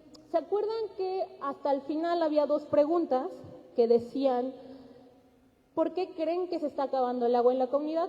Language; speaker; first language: Spanish; native; Spanish